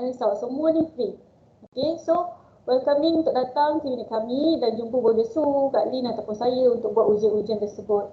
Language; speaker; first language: Malay; native; Malay